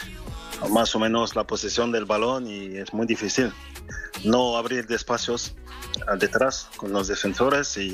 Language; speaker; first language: Spanish; non-native, fluent; French